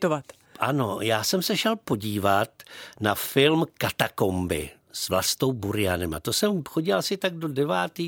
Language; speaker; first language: Czech; native; Czech